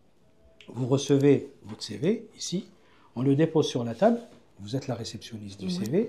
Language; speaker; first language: French; non-native, local second language; Arabic